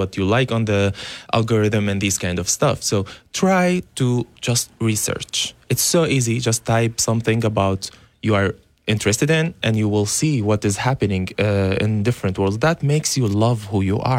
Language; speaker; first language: English; non-native, fluent; Arabic